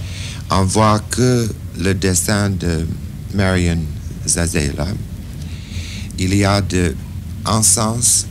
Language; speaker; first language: French; non-native, fluent; English